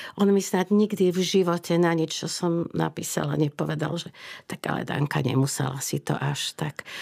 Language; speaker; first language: Slovak; native; Slovak